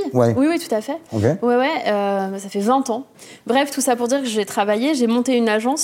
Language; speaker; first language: French; native; French